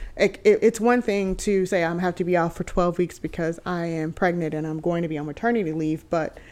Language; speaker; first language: English; native; English